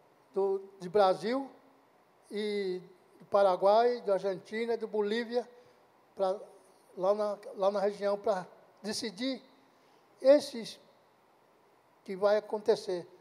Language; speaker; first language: Portuguese; non-native, local second language; Guarani